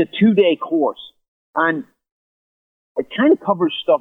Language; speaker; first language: English; native; English